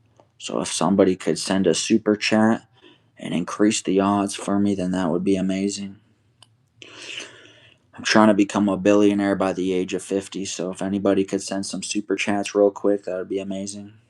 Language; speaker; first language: English; native; English